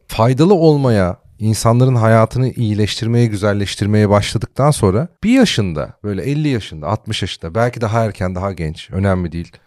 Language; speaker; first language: Turkish; native; Turkish